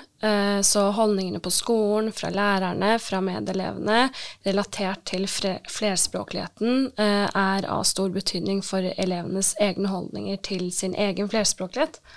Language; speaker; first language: Norwegian; early bilingual, other home language; Turkish